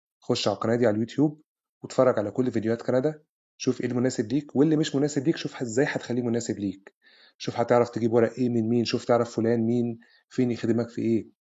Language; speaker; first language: Arabic; native; Arabic